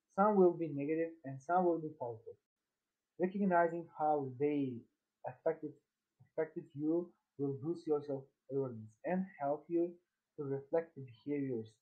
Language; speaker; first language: English; non-native, fluent; Uzbek